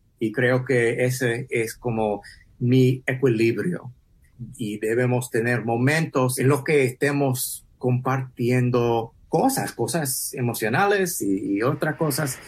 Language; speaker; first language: Spanish; early bilingual, heritage; English